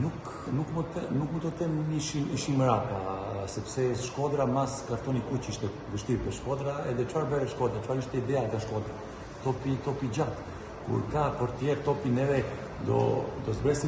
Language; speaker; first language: Albanian; non-native, learner; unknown